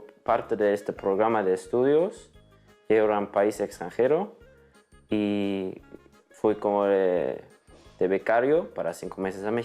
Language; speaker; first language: Spanish; non-native, fluent; German